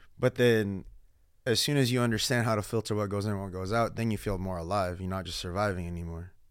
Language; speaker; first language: English; early bilingual, other home language; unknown